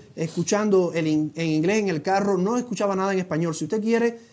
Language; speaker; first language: Spanish; native; Spanish